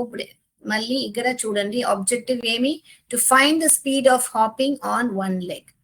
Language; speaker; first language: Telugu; non-native, learner; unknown